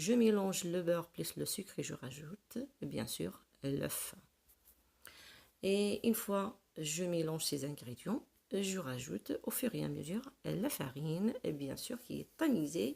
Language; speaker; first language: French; non-native, local second language; Arabic